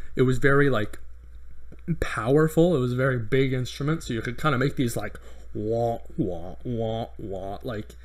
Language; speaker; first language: English; native; English